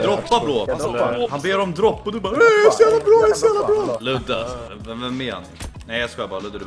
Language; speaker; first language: Swedish; native; Swedish